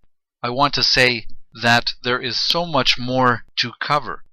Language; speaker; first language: English; native; English